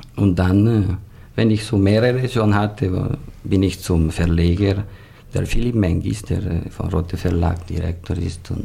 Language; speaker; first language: German; non-native, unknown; Italian